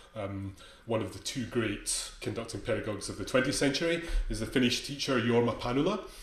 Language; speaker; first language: English; native; English